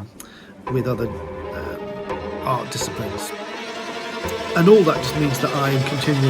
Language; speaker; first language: English; native; English